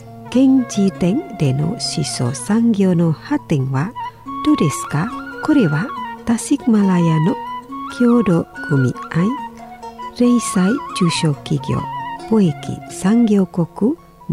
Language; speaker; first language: Japanese; non-native, learner; Indonesian